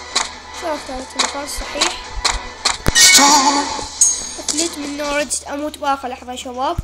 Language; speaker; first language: Arabic; native; Arabic